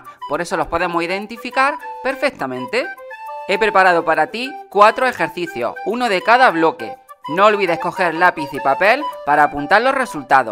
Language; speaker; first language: Spanish; native; Spanish